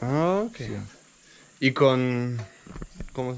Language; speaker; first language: Spanish; non-native, learner; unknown